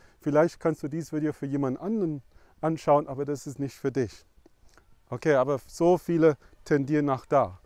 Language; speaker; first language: German; non-native, fluent; English